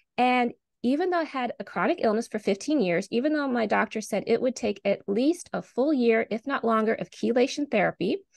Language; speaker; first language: English; native; English